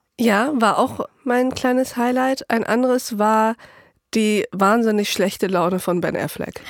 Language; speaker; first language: German; early bilingual, other home language; Turkish